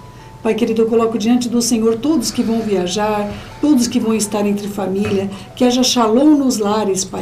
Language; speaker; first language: Portuguese; native; Portuguese